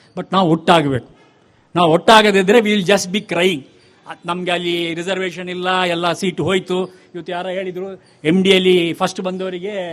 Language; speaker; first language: Kannada; native; Kannada